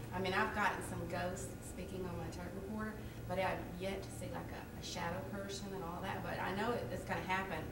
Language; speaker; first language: English; native; English